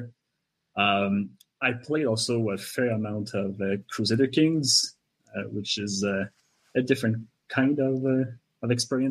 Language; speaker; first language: English; non-native, fluent; French